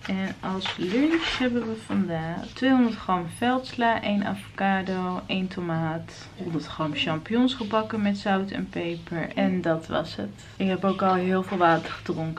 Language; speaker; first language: Dutch; native; Dutch